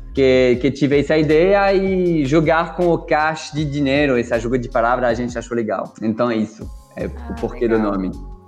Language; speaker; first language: Portuguese; non-native, fluent; French